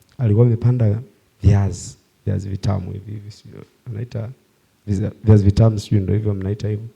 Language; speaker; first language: Swahili; native; Swahili